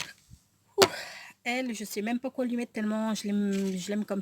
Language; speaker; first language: French; native; French